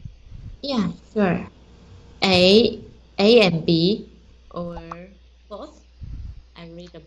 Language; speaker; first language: English; non-native, learner; Chinese